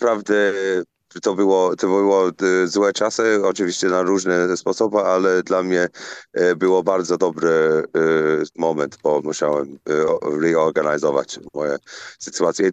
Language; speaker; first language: Polish; non-native, learner; English